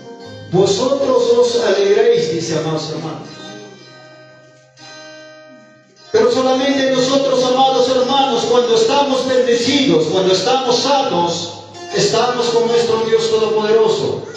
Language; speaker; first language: Spanish; non-native, local second language; Quechua